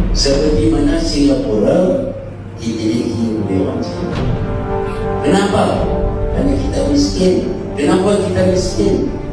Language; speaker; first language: Malay; native; Malay